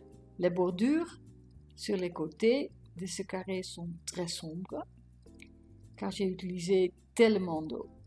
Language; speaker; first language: French; non-native, learner; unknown